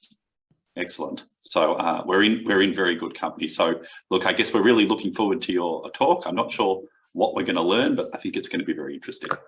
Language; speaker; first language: English; native; English